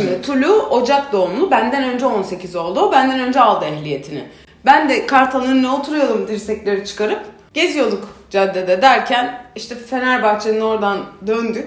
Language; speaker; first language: Turkish; native; Turkish